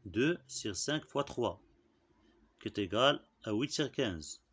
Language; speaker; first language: French; non-native, local second language; Arabic